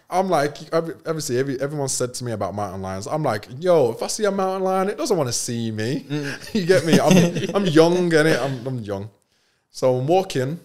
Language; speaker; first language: English; native; English